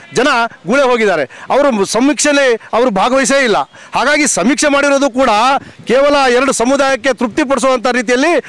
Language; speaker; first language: Kannada; non-native, local second language; Lambadi